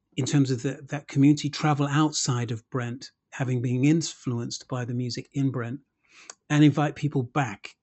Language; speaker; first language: English; native; English